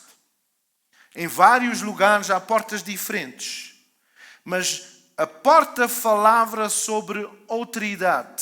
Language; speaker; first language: Portuguese; native; Portuguese